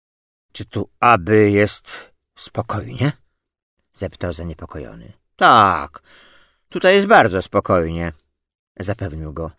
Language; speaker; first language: Polish; native; Polish